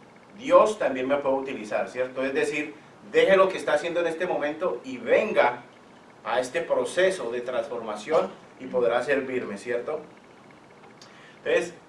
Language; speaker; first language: Spanish; native; Spanish